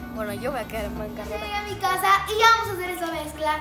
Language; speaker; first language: Spanish; native; Spanish